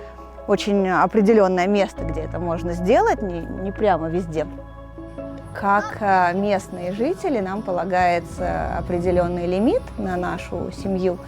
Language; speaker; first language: Russian; native; Russian